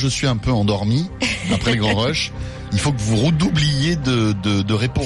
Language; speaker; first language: French; native; French